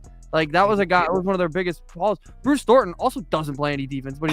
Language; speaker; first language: English; native; English